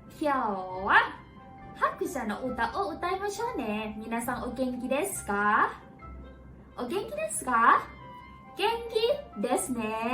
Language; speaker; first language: Japanese; non-native, learner; Thai